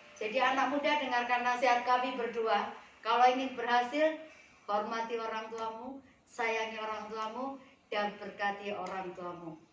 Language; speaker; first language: Indonesian; native; Indonesian